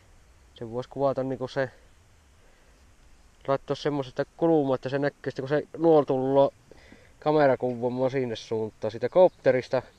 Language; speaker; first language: Finnish; native; Finnish